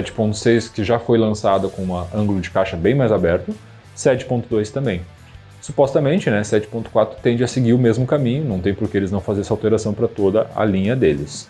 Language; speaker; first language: Portuguese; native; Portuguese